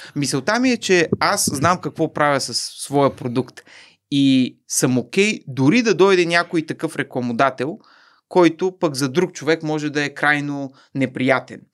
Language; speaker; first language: Bulgarian; native; Bulgarian